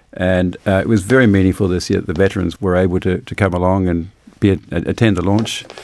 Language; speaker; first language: English; native; English